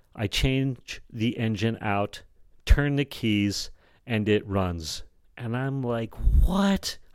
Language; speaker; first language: English; native; English